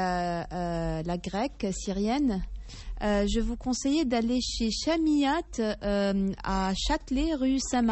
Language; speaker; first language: French; non-native, fluent; Arabic